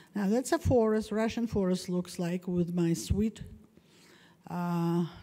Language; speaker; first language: English; non-native, fluent; Russian